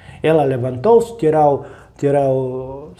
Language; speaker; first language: Portuguese; non-native, learner; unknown